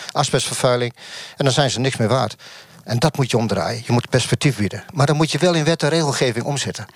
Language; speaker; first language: Dutch; native; Dutch